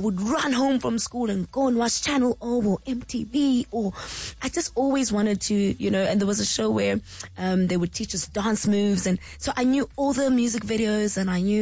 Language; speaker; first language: English; non-native, local second language; Xhosa